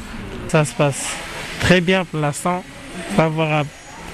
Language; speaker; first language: French; non-native, learner; Pashto